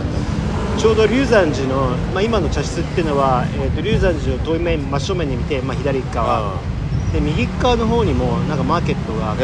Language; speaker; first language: Japanese; native; Japanese